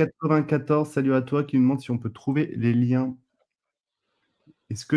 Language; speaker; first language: French; native; French